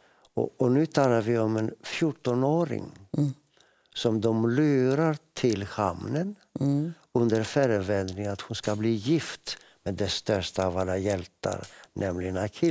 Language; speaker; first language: Swedish; non-native, fluent; Greek